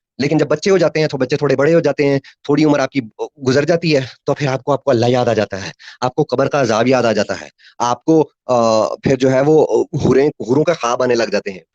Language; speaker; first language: Urdu; non-native, local second language; Punjabi